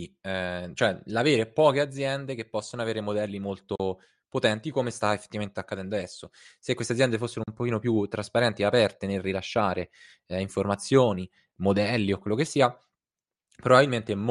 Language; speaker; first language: Italian; native; Italian